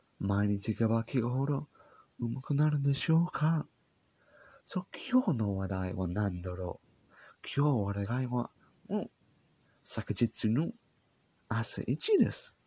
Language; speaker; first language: Japanese; non-native, learner; English